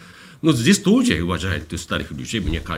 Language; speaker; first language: Russian; non-native, fluent; Japanese